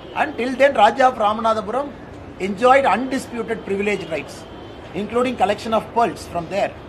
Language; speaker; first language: English; non-native, local second language; Tamil